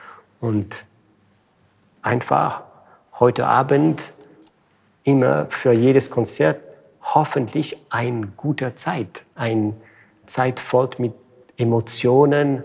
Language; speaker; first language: German; non-native, fluent; French